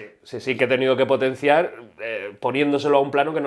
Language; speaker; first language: Spanish; native; Spanish